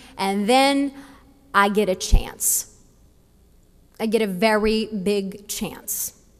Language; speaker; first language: English; early bilingual, other home language; Spanish